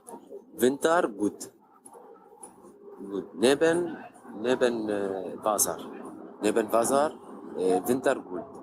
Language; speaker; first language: German; non-native, learner; Arabic